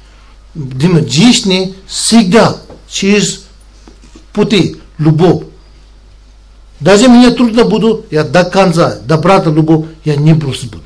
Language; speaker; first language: Russian; non-native, learner; Tibetan